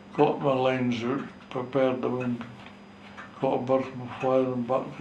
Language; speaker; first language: English; native; English